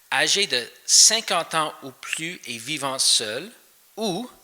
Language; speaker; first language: French; non-native, fluent; English